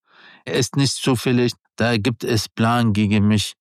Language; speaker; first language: German; non-native, learner; Arabic